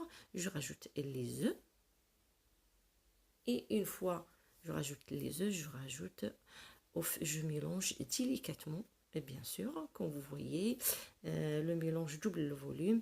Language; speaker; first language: French; non-native, local second language; Arabic